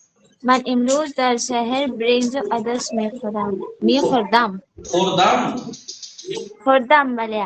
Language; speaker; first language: Persian; non-native, learner; Urdu